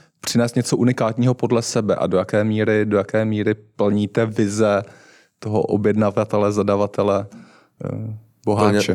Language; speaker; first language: Czech; native; Czech